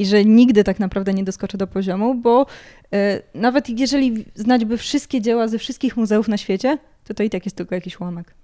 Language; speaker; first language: Polish; native; Polish